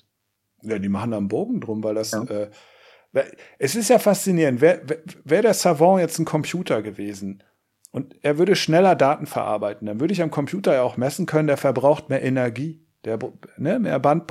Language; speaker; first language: German; native; German